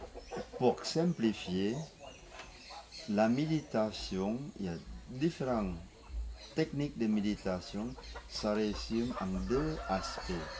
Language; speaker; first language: French; non-native, fluent; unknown